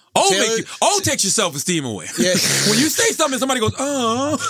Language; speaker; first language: English; native; English